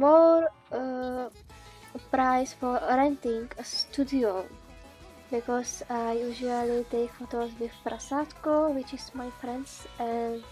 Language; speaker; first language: English; non-native, learner; Czech